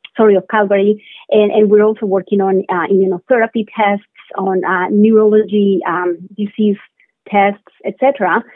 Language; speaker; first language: English; non-native, fluent; Spanish